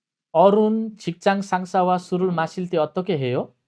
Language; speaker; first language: Korean; non-native, fluent; Nepali